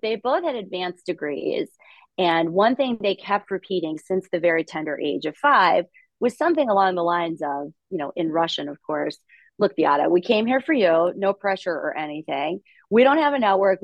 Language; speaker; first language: English; early bilingual, other home language; Russian